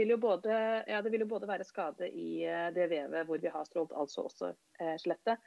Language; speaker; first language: Norwegian; native; Norwegian